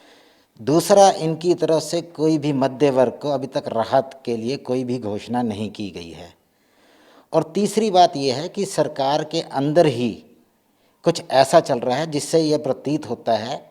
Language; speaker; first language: Hindi; native; Hindi